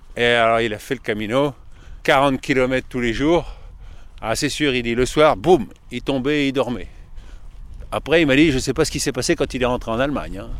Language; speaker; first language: French; native; French